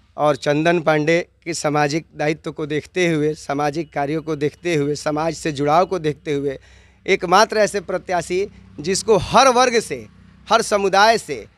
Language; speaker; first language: Hindi; native; Hindi